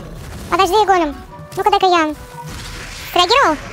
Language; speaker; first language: Russian; native; Russian